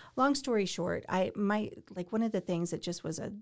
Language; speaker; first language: English; native; English